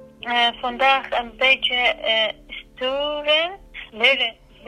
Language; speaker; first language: Dutch; non-native, learner; Persian